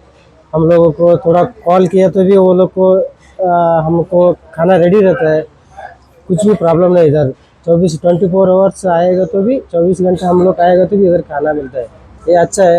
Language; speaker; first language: Hindi; non-native, learner; Bangla